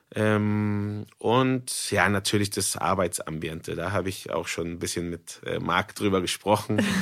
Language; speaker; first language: German; non-native, fluent; Spanish